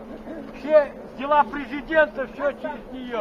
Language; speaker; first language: Russian; native; Russian